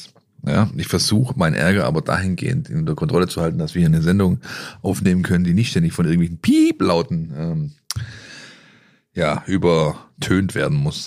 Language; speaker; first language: German; native; German